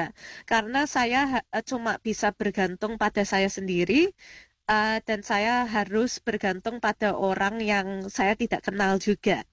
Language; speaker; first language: Indonesian; early bilingual, heritage; Indonesian